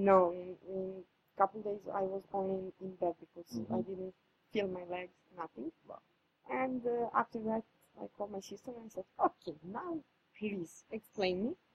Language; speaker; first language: English; non-native, fluent; Serbian